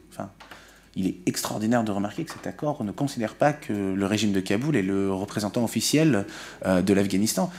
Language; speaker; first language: French; native; French